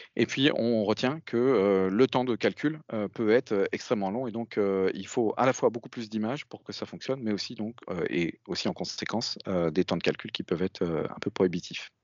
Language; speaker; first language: French; native; French